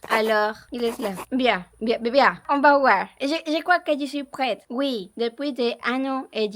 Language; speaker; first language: French; non-native, learner; Spanish